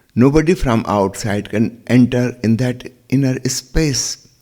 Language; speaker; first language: English; non-native, local second language; Hindi